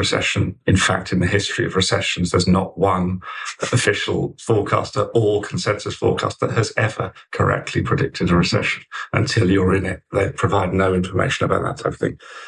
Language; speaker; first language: English; native; English